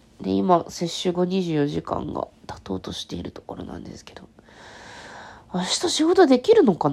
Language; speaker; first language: Japanese; native; Japanese